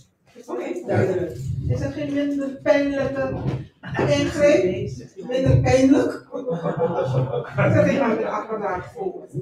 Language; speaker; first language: Dutch; non-native, local second language; Papiamento